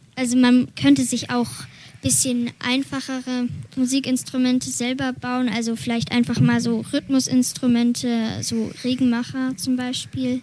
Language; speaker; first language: German; native; German